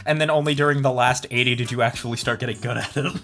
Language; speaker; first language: English; native; English